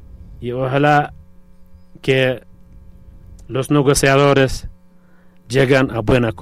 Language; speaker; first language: Spanish; non-native, fluent; Arabic